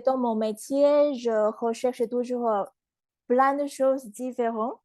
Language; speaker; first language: French; non-native, fluent; Chinese